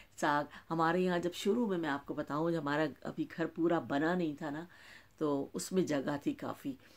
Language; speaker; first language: Urdu; non-native, local second language; Punjabi